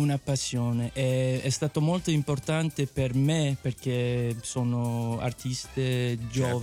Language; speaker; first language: Italian; native; Italian